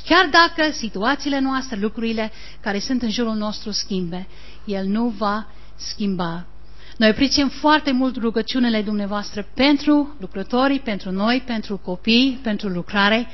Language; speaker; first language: Romanian; non-native, learner; English